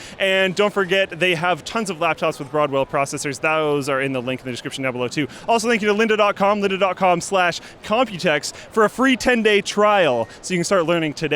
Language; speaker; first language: English; native; English